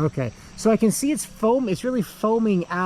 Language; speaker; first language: English; native; English